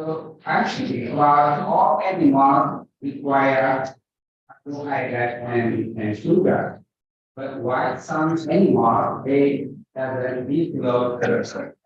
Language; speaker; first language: English; non-native, fluent; Indonesian